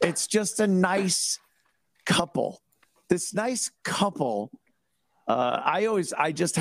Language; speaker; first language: English; native; English